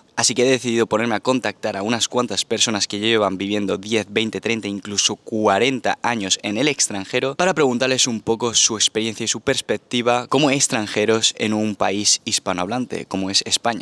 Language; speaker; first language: Spanish; native; Spanish